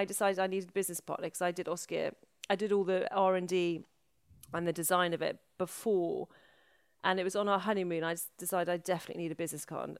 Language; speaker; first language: English; native; English